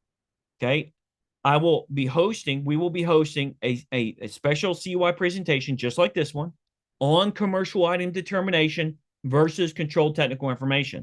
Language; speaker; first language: English; native; English